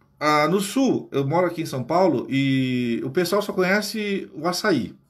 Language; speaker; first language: Portuguese; native; Portuguese